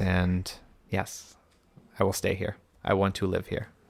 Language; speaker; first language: English; native; English